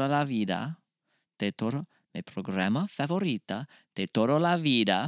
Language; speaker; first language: Spanish; non-native, learner; English